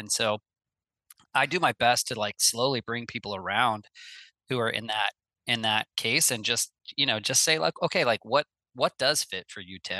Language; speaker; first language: English; native; English